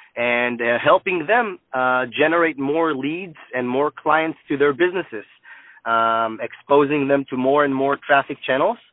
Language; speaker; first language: English; non-native, fluent; Hebrew